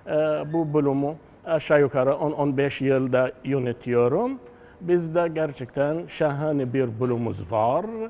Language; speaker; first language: Turkish; non-native, learner; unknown